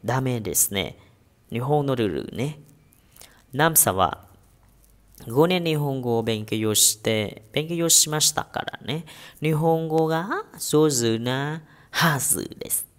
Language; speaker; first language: Japanese; non-native, fluent; Vietnamese